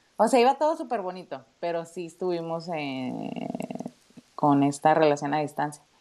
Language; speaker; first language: Spanish; native; Spanish